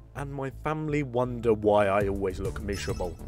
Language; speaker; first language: English; native; English